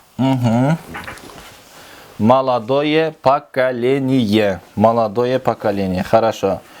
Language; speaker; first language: Russian; non-native, local second language; Kyrgyz